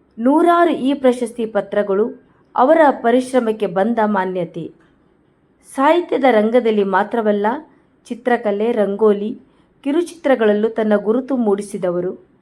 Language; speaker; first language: Kannada; non-native, local second language; Konkani